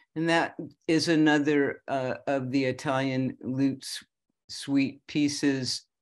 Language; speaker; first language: English; native; English